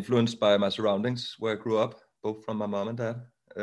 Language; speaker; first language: English; non-native, fluent; Danish